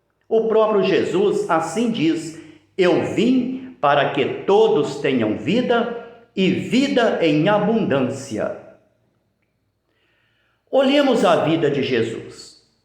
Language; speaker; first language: Portuguese; native; Portuguese